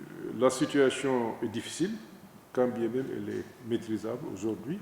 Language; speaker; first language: French; non-native, local second language; Wolof